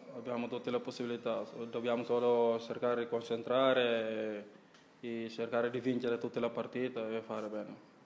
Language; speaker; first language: Italian; non-native, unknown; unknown